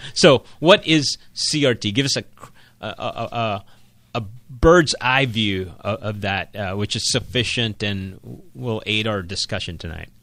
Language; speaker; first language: English; non-native, local second language; Filipino